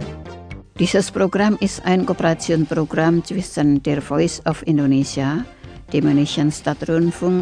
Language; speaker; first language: German; non-native, fluent; Indonesian